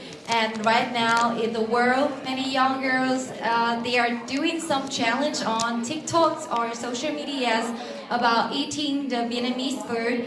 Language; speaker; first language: English; non-native, learner; Vietnamese